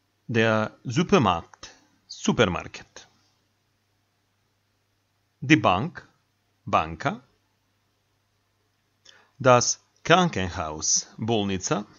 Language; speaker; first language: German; non-native, fluent; Macedonian